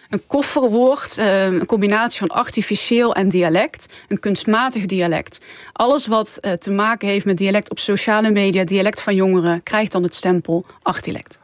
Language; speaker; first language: Dutch; native; Dutch